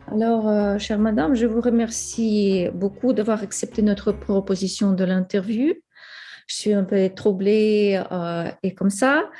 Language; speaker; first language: French; non-native, fluent; Ukrainian